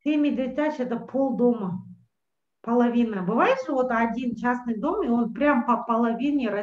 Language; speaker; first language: Russian; native; Russian